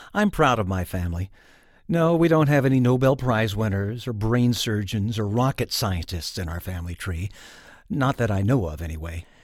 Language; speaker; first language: English; native; English